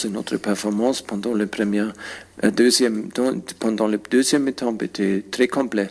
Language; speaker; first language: French; non-native, fluent; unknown